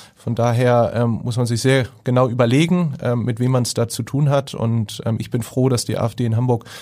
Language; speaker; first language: German; native; German